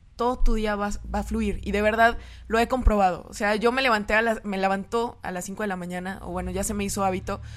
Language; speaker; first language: Spanish; native; Spanish